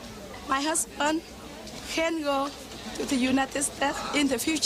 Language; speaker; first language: English; non-native, learner; Vietnamese